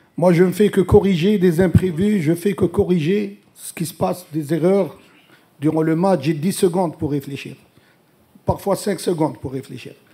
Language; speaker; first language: French; non-native, local second language; Arabic